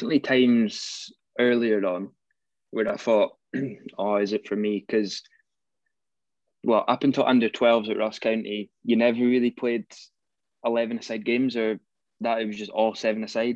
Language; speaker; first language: English; native; English